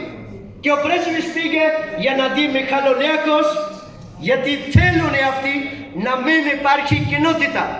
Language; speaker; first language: Greek; non-native, learner; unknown